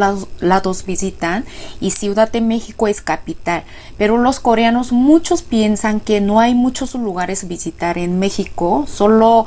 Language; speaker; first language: Spanish; non-native, fluent; Korean